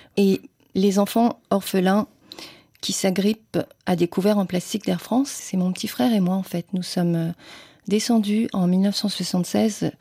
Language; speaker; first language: French; early bilingual, other home language; Vietnamese